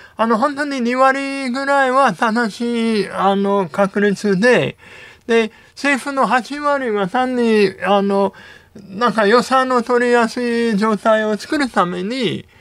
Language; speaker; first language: Japanese; non-native, fluent; English